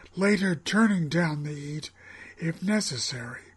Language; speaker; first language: English; native; English